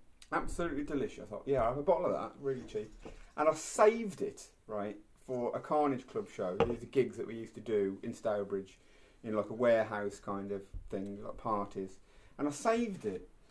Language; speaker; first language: English; native; English